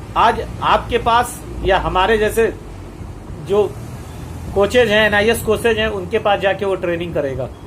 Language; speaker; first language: Hindi; native; Hindi